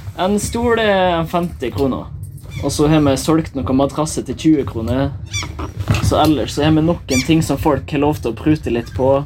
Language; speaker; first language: Norwegian; native; Norwegian